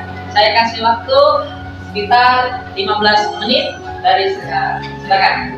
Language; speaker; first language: Indonesian; native; Indonesian